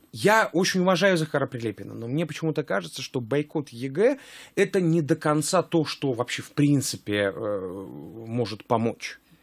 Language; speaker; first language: Russian; native; Russian